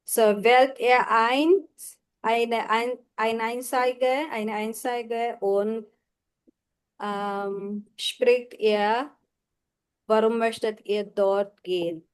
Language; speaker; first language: German; non-native, fluent; Filipino